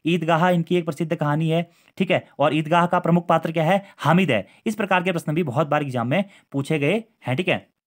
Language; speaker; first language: Hindi; native; Hindi